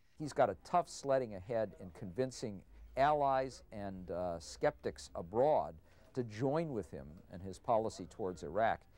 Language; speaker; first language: English; native; English